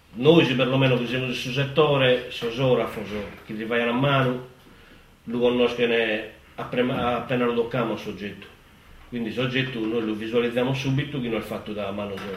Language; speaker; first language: Italian; native; Italian